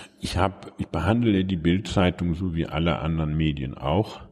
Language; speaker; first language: German; native; German